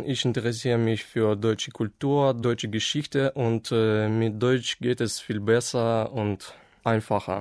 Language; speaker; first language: German; non-native, fluent; Ukrainian